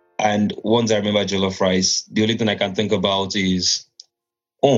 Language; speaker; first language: English; non-native, local second language; Yoruba